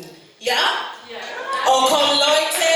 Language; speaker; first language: German; non-native, fluent; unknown